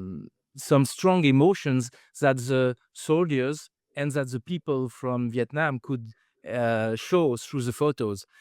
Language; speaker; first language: English; non-native, fluent; French